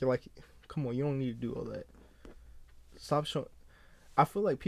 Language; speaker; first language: English; native; English